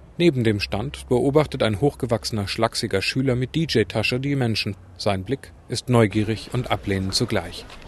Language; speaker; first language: German; native; German